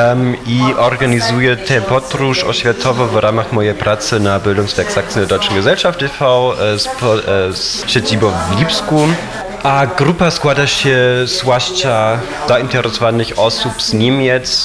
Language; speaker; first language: Polish; non-native, fluent; German